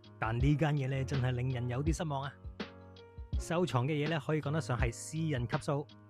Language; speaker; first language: Cantonese; native; Cantonese